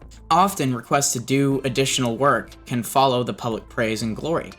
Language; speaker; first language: English; native; English